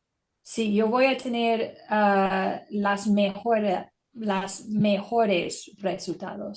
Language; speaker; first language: Spanish; non-native, learner; English